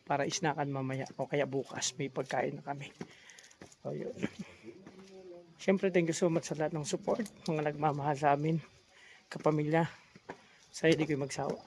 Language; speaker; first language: Filipino; non-native, local second language; Cebuano